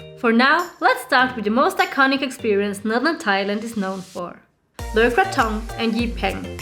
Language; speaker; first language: English; non-native, fluent; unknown